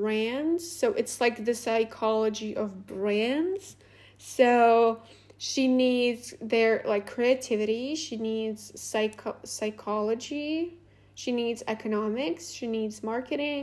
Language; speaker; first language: English; non-native, fluent; Russian